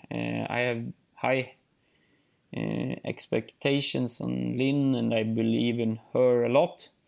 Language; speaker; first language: English; non-native, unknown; Swedish